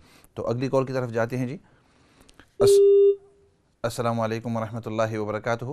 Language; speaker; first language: Urdu; native; Urdu